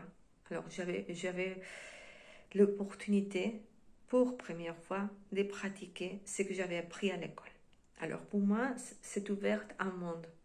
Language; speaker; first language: French; non-native, fluent; Spanish